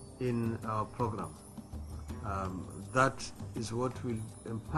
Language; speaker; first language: English; non-native, local second language; Luo (Kenya and Tanzania)